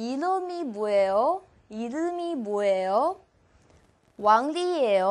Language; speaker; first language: Korean; non-native, fluent; Chinese